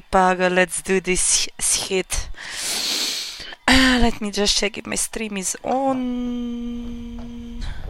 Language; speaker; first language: English; non-native, fluent; Croatian